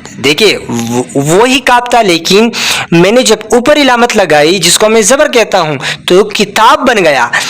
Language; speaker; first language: Urdu; non-native, local second language; Pashto